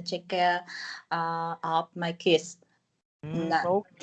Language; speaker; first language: English; non-native, learner; Vietnamese